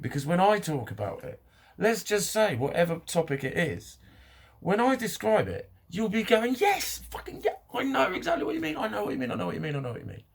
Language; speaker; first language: English; native; English